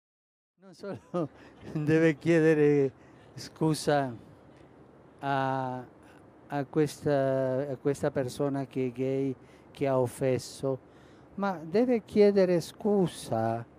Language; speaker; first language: Italian; non-native, fluent; Spanish